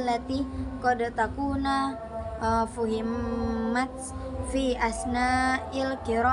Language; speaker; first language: Arabic; non-native, learner; Indonesian